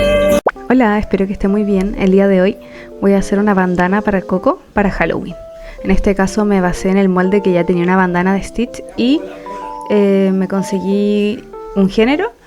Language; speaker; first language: Spanish; native; Spanish